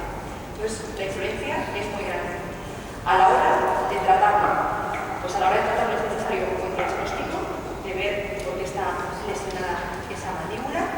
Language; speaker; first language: Spanish; native; Spanish